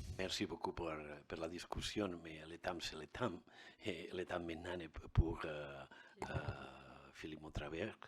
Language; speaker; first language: French; non-native, learner; Catalan